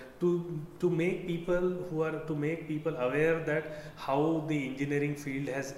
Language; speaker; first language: English; non-native, local second language; Marathi